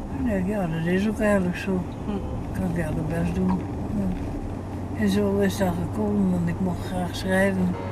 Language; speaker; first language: Dutch; native; Dutch